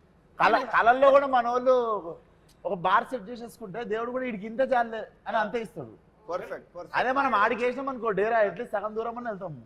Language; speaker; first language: Telugu; native; Telugu